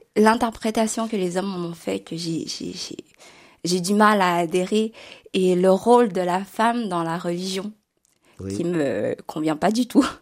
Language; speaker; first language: French; native; French